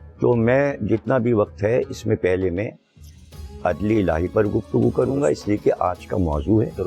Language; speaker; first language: Urdu; native; Urdu